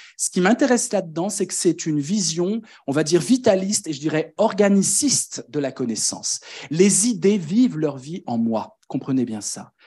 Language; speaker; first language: French; native; French